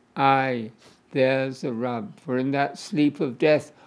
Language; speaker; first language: English; native; English